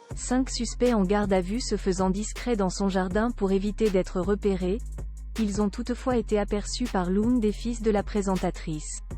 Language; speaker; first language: French; native; French